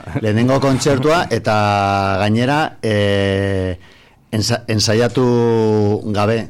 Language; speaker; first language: Basque; non-native, local second language; Spanish